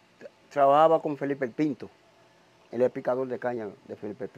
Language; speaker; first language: Spanish; native; Spanish